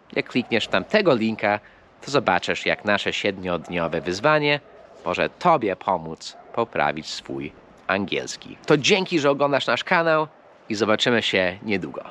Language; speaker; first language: Polish; non-native, fluent; English